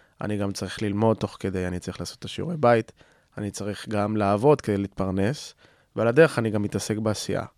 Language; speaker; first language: Hebrew; non-native, fluent; Spanish